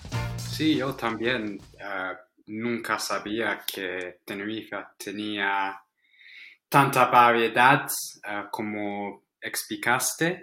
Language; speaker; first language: Spanish; non-native, fluent; English